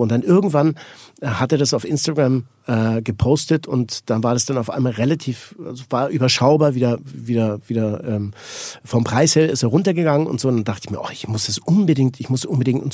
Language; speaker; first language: German; native; German